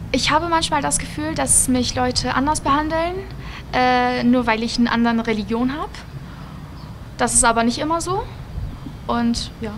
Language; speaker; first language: German; early bilingual, other home language; Albanian